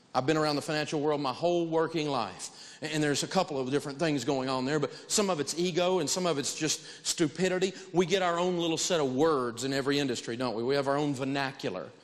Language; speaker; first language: English; native; English